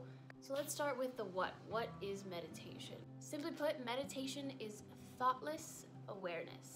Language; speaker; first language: English; native; English